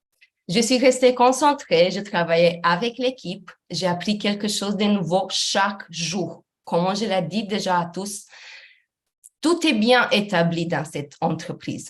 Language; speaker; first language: French; non-native, fluent; Romanian